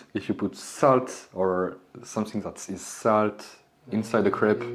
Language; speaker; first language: English; non-native, learner; French